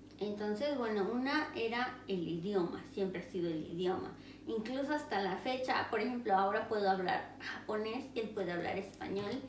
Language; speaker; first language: Spanish; native; Spanish